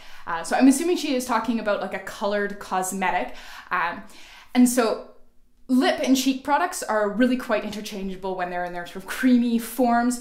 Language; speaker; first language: English; native; English